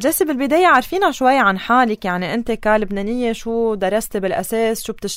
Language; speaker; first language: Arabic; native; Arabic